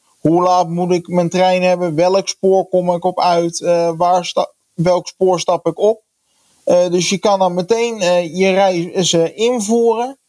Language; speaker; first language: Dutch; native; Dutch